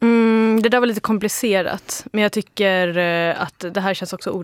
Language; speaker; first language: Swedish; native; Swedish